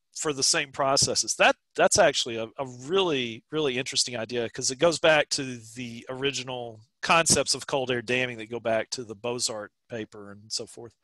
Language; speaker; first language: English; native; English